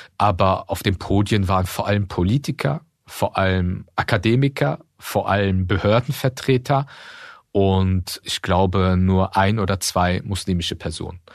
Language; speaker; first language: German; early bilingual, other home language; Turkish